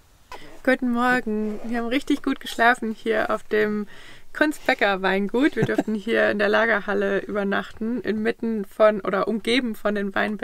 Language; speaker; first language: German; native; German